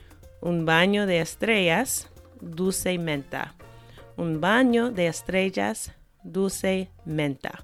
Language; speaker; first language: Spanish; non-native, fluent; English